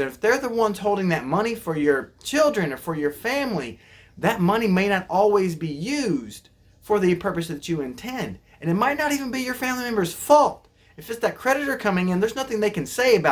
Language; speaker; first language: English; native; English